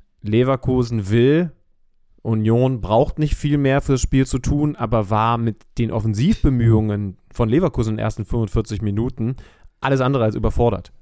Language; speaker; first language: German; native; German